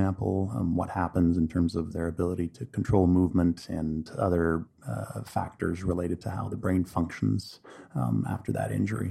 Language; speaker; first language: English; native; English